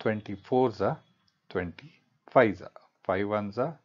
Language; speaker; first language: English; non-native, local second language; Kannada